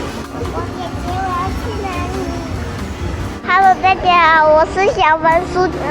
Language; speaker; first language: Chinese; native; Chinese